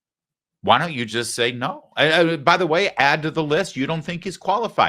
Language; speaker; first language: English; native; English